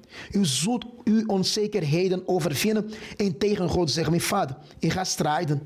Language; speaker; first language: Dutch; non-native, fluent; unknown